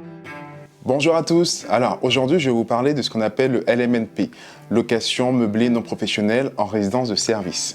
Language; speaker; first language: French; native; French